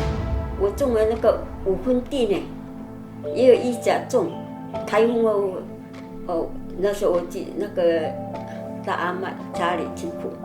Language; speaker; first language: Chinese; non-native, local second language; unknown